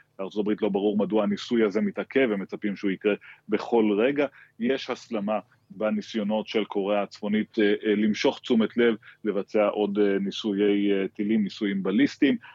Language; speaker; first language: Hebrew; native; Hebrew